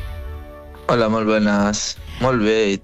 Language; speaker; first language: Catalan; non-native, fluent; Arabic